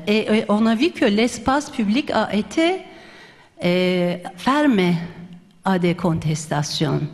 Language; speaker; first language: French; non-native, fluent; Turkish